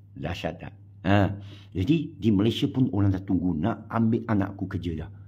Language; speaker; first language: Malay; non-native, local second language; Chinese